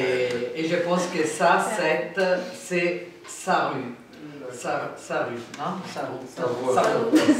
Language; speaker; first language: French; non-native, fluent; Italian